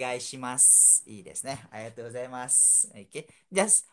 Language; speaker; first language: Japanese; non-native, fluent; Malay